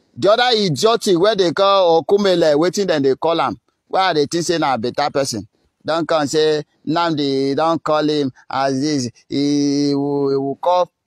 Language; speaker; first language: Nigerian Pidgin; non-native, local second language; Igbo